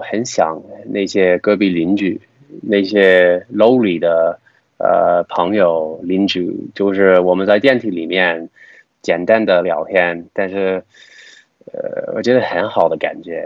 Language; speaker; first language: Chinese; non-native, fluent; English